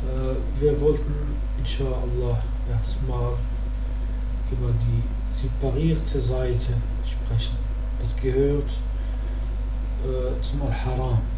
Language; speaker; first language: German; non-native, learner; Arabic